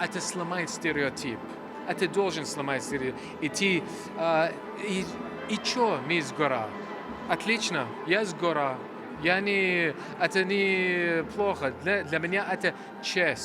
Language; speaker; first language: Russian; non-native, learner; English